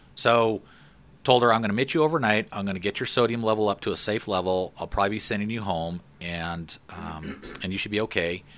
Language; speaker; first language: English; native; English